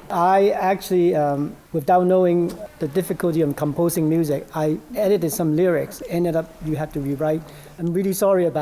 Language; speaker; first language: English; non-native, local second language; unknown